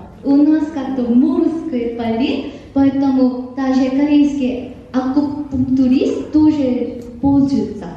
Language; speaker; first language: Russian; non-native, fluent; Korean